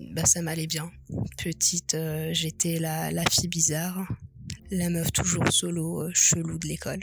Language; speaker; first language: French; early bilingual, other home language; Arabic